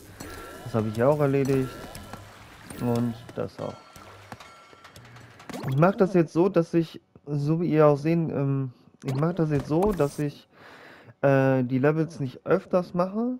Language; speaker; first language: German; native; German